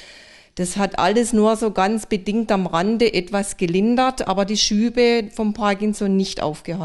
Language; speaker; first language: German; native; German